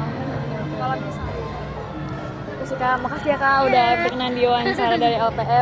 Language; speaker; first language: Indonesian; native; Indonesian